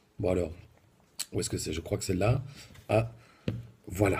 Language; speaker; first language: French; native; French